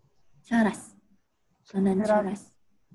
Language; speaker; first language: Korean; non-native, learner; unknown